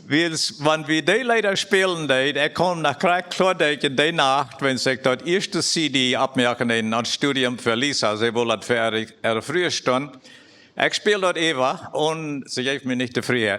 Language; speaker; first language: German; non-native, learner; Plautdietsch